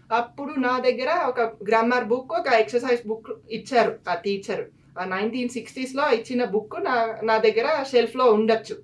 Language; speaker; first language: Telugu; non-native, fluent; Finnish